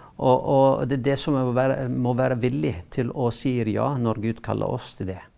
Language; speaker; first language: Norwegian; non-native, fluent; Arabic